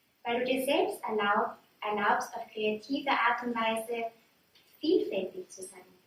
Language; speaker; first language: German; native; German